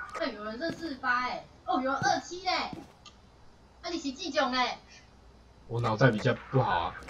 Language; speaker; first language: Chinese; native; Chinese